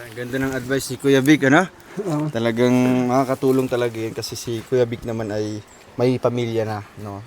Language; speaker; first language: Filipino; non-native, local second language; Cebuano